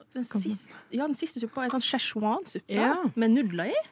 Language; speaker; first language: Norwegian; non-native, fluent; Filipino